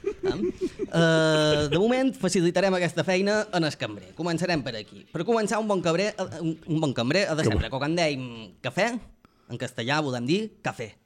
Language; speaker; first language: Catalan; native; Catalan